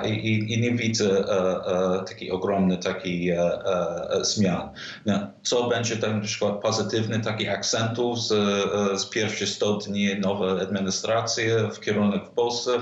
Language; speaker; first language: Polish; non-native, fluent; English